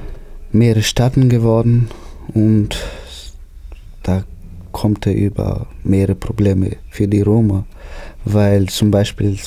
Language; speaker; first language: German; non-native, fluent; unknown